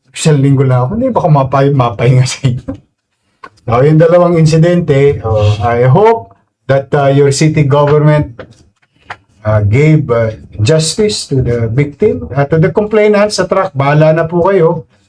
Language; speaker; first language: Filipino; native; Filipino